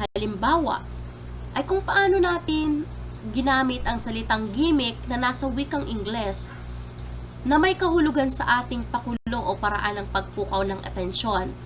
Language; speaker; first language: Filipino; native; Filipino